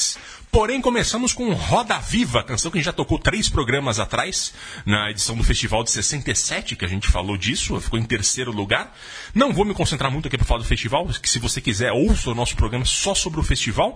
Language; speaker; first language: Portuguese; native; Portuguese